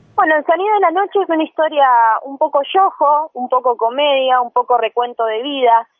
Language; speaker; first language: Spanish; native; Spanish